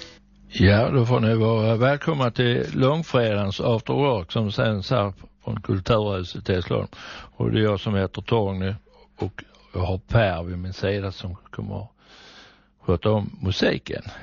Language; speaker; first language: Swedish; native; Swedish